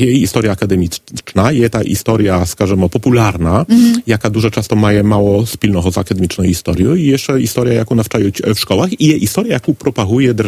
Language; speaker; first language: Polish; non-native, learner; Ukrainian